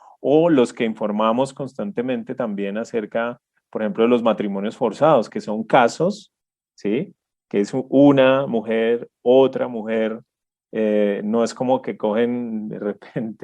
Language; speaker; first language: Spanish; native; Spanish